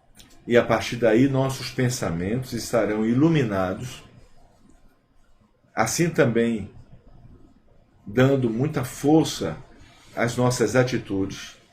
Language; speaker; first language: Portuguese; native; Portuguese